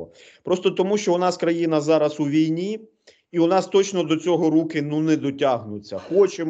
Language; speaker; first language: Ukrainian; native; Ukrainian